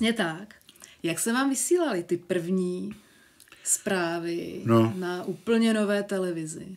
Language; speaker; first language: Czech; native; Czech